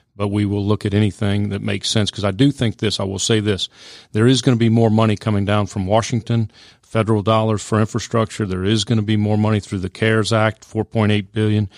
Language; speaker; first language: English; native; English